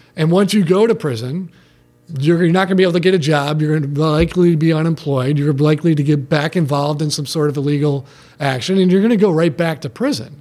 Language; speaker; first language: English; native; English